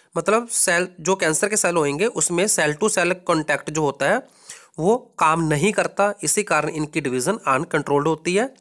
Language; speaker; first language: Hindi; non-native, local second language; Punjabi